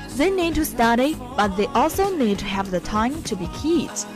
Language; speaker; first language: English; non-native, fluent; Chinese